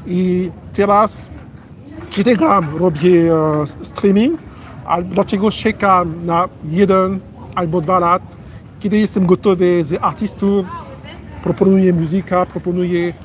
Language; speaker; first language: Polish; non-native, learner; French